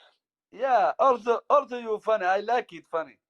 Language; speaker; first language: English; non-native, local second language; Somali